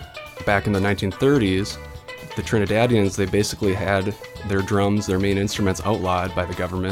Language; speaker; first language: English; native; English